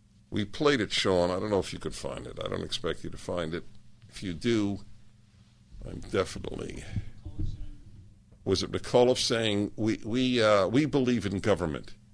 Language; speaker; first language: English; native; English